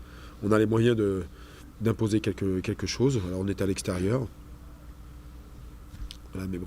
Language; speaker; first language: French; native; French